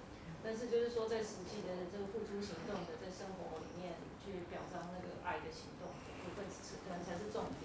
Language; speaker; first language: Chinese; native; Chinese